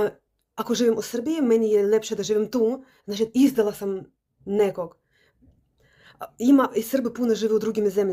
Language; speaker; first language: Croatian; non-native, learner; Russian